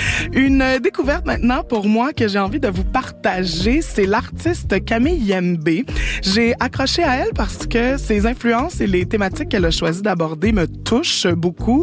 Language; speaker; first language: French; native; French